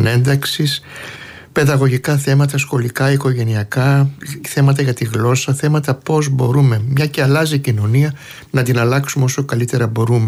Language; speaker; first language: Greek; native; Greek